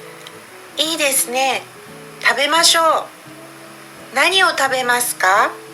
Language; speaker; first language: Japanese; non-native, learner; Indonesian